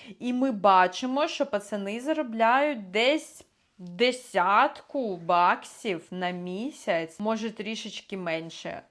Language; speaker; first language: Ukrainian; non-native, local second language; Russian